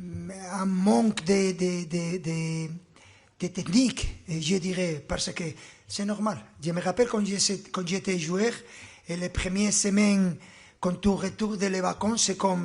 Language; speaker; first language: French; non-native, fluent; Spanish